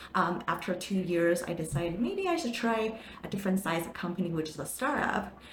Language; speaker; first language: English; non-native, fluent; Chinese